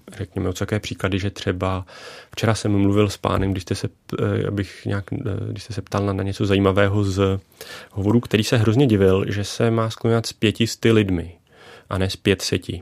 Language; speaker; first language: Czech; native; Czech